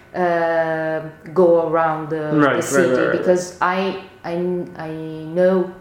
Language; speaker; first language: English; non-native, learner; Italian